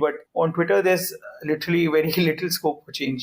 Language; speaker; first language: Hindi; native; Hindi